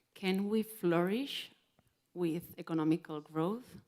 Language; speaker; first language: English; non-native, fluent; Catalan